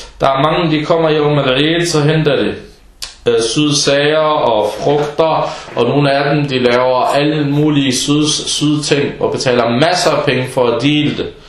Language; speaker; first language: Danish; early bilingual, other home language; Arabic